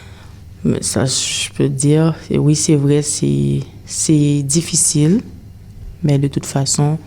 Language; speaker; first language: French; non-native, local second language; Haitian Creole